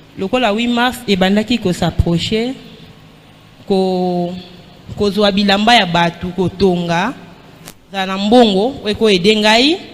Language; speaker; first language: Lingala; non-native, local second language; Luba-Lulua